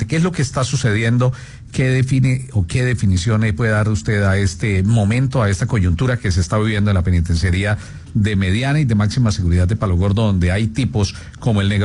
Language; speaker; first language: Spanish; native; Spanish